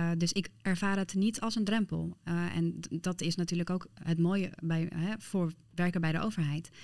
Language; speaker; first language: Dutch; early bilingual, other home language; Persian